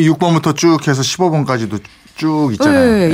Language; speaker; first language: Korean; native; Korean